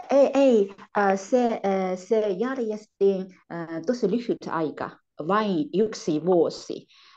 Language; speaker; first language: Finnish; non-native, learner; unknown